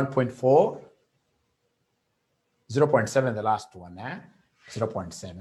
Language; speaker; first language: English; non-native, local second language; Swahili